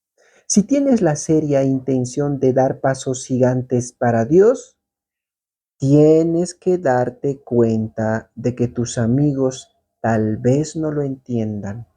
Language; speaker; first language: Spanish; native; Spanish